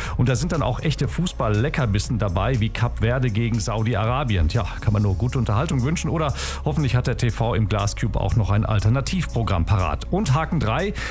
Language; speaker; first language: German; native; German